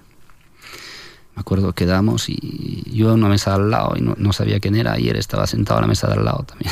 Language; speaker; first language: Spanish; non-native, fluent; French